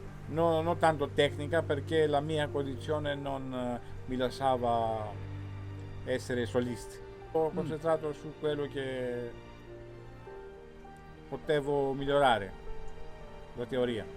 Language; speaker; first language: Italian; non-native, fluent; Greek